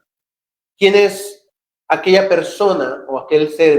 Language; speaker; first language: Spanish; native; Spanish